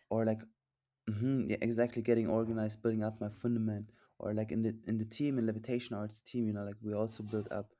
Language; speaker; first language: English; non-native, fluent; German